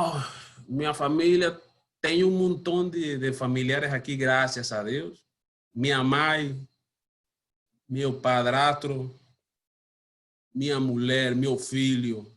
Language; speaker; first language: Portuguese; non-native, learner; Spanish